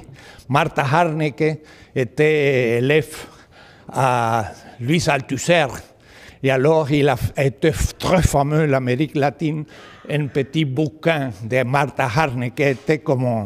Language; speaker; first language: French; non-native, fluent; Spanish